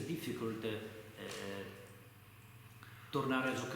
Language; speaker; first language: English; non-native, learner; Italian